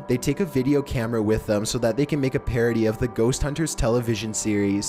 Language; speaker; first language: English; native; English